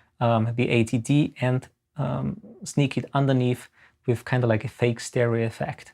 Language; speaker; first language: English; non-native, fluent; German